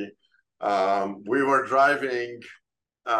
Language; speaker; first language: English; non-native, fluent; Arabic